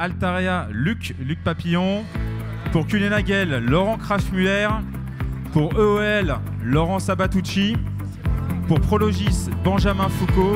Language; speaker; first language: French; native; French